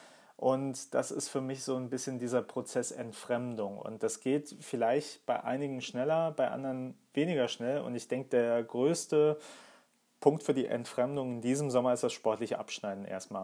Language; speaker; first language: German; native; German